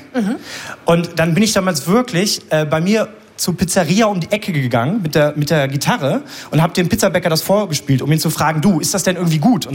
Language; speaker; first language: German; native; German